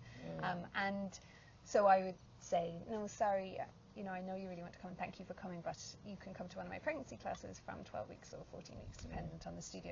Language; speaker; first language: English; native; English